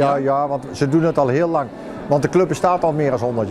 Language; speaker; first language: Dutch; native; Dutch